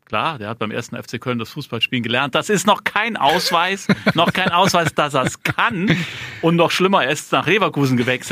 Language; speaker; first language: German; native; German